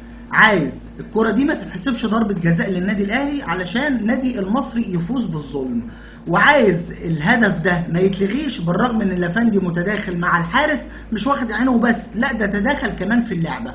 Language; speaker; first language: Arabic; native; Arabic